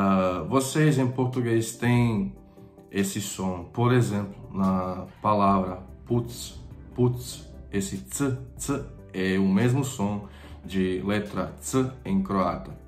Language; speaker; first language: Portuguese; non-native, fluent; Croatian